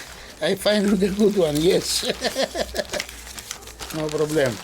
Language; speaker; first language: English; non-native, learner; Greek